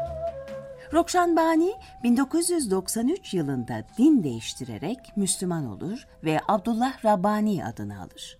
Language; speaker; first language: Turkish; native; Turkish